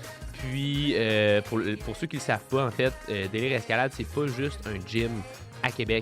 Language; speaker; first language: French; native; French